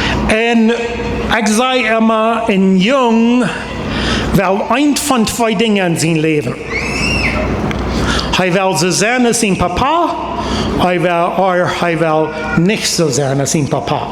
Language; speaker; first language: German; non-native, learner; Plautdietsch